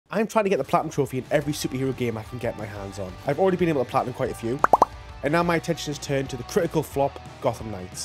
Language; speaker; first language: English; native; English